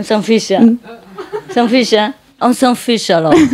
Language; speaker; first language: French; non-native, learner; Vietnamese